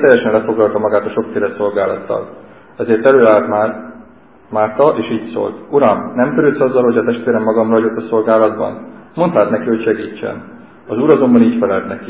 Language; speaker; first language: Hungarian; native; Hungarian